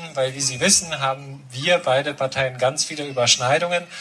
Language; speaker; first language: German; non-native, fluent; Polish